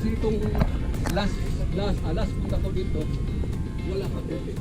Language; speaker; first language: Filipino; non-native, local second language; Cebuano